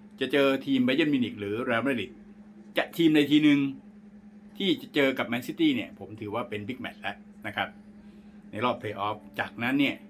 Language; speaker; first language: Thai; native; Thai